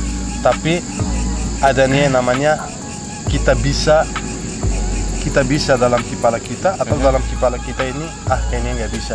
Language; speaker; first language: Indonesian; non-native, fluent; Arabic